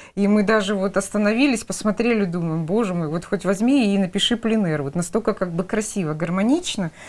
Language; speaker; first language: Russian; native; Russian